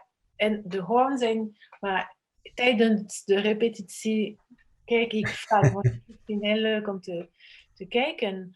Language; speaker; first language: Dutch; non-native, fluent; French